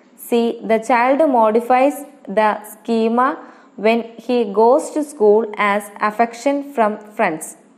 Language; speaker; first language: English; non-native, local second language; Malayalam